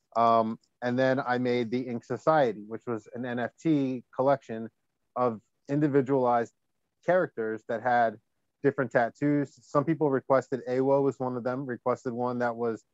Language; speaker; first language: English; native; English